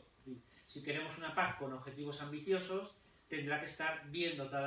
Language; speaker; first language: Spanish; native; Spanish